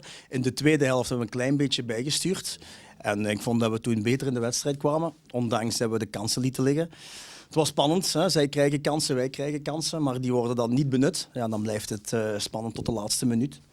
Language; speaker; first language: Dutch; native; Dutch